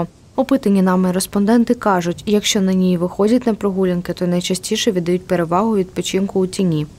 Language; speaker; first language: Ukrainian; native; Ukrainian